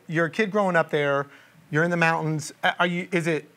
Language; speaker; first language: English; native; English